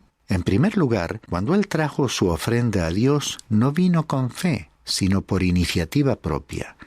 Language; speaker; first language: Spanish; native; Spanish